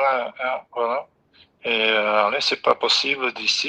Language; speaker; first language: French; non-native, fluent; Dutch